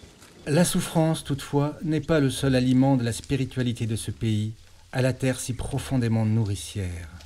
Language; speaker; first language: French; native; French